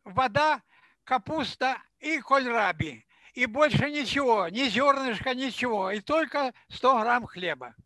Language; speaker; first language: Russian; non-native, local second language; Ukrainian